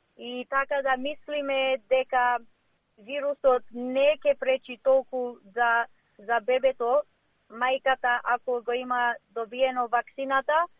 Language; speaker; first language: Macedonian; early bilingual, heritage; Macedonian